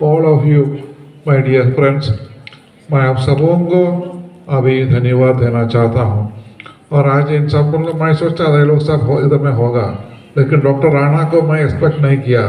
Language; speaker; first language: Hindi; non-native, local second language; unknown